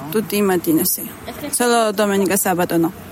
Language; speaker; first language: Italian; non-native, learner; Spanish